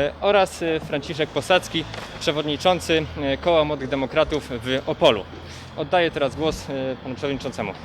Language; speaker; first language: Polish; native; Polish